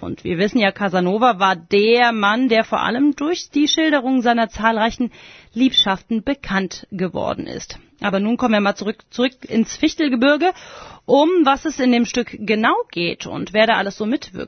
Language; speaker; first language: German; native; German